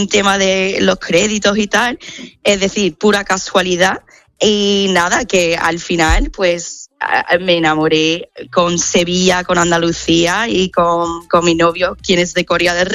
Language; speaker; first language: Spanish; non-native, fluent; English